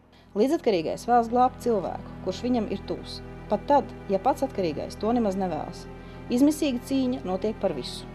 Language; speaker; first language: Latvian; native; Latvian